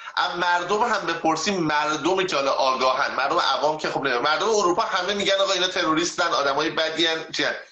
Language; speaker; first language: Persian; native; Persian